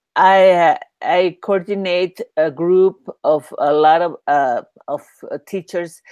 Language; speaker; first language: English; non-native, learner; Spanish